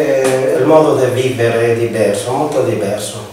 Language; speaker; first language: Italian; non-native, fluent; Spanish